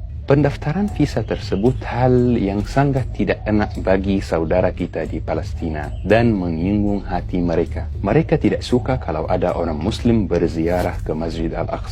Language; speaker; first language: Indonesian; non-native, fluent; Arabic